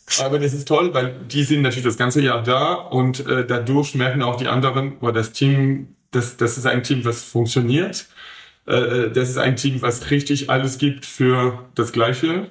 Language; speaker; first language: German; non-native, fluent; French